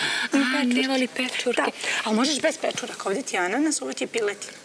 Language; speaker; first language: Serbian; native; Serbian